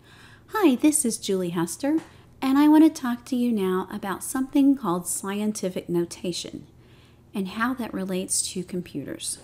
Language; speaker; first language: English; native; English